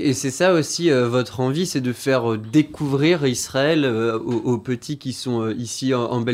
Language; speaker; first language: French; native; French